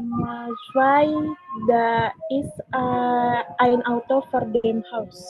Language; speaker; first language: German; non-native, learner; Indonesian